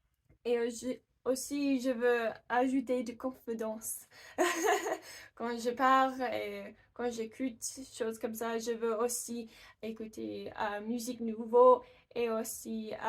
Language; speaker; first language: French; non-native, learner; English